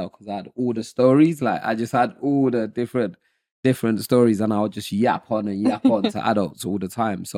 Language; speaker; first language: English; non-native, local second language; Yoruba